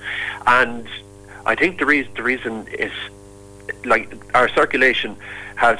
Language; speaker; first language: English; native; English